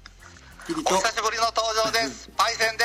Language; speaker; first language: Japanese; native; Japanese